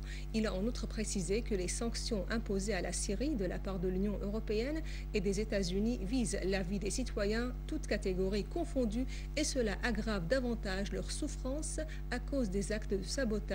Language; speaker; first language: French; non-native, fluent; Arabic